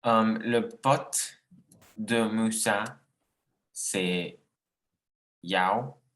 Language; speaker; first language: French; non-native, learner; Spanish